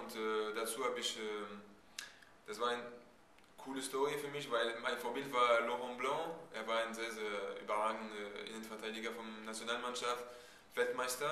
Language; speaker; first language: German; non-native, fluent; French